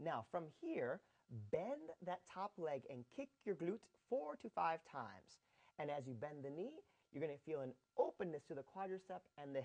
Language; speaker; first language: English; native; English